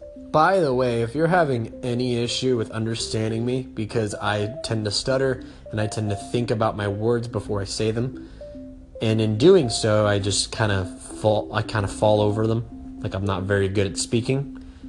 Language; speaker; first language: English; native; English